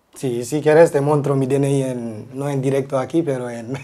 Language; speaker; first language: Spanish; non-native, learner; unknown